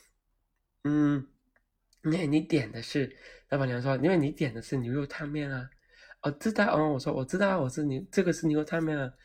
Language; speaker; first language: Chinese; non-native, local second language; Cantonese